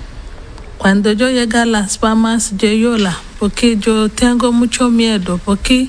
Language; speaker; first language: Spanish; non-native, learner; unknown